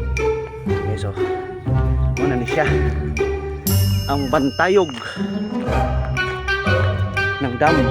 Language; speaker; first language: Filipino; non-native, local second language; Cebuano